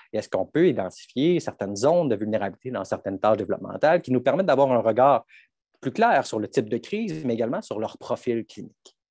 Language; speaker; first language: French; native; French